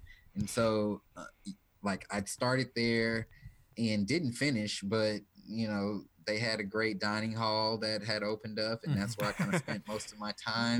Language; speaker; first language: English; native; English